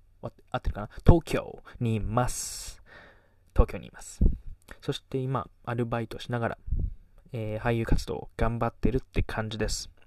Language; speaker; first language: Japanese; native; Japanese